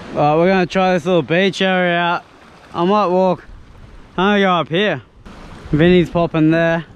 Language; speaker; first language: English; native; English